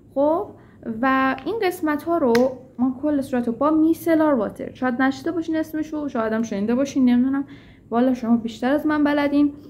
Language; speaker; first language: Persian; native; Persian